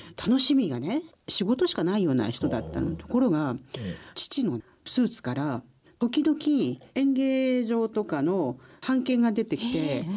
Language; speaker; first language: Japanese; native; Japanese